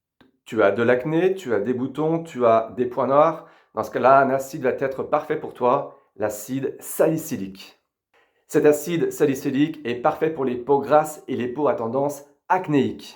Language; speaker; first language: French; native; French